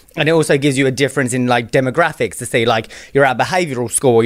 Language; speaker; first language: English; native; English